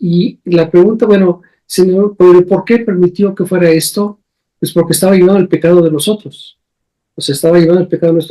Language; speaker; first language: Spanish; native; Spanish